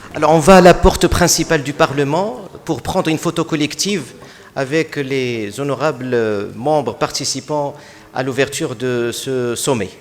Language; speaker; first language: French; non-native, local second language; Arabic